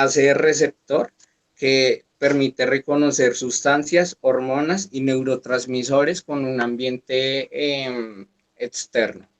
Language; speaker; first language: Spanish; native; Spanish